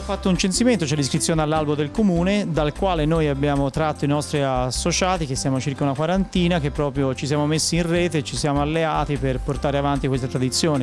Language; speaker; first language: Italian; native; Italian